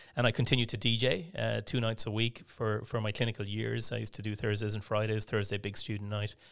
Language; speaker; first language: English; native; English